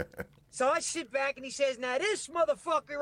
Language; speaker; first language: English; native; English